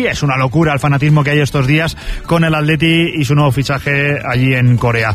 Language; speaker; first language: Spanish; native; Spanish